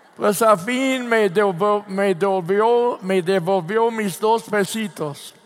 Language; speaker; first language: Spanish; non-native, fluent; English